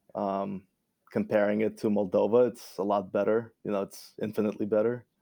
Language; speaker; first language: English; early bilingual, other home language; Romanian